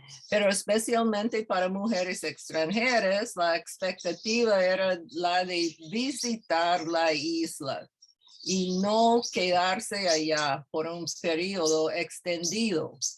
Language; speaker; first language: Spanish; non-native, fluent; English